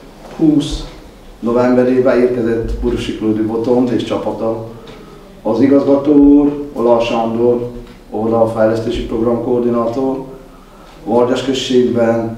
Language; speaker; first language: Hungarian; native; Hungarian